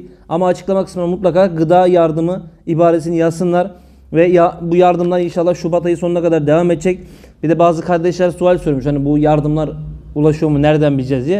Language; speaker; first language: Turkish; native; Turkish